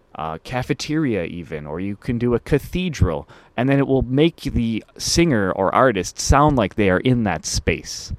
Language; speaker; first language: English; native; English